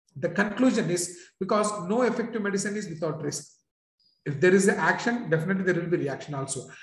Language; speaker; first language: English; non-native, local second language; Urdu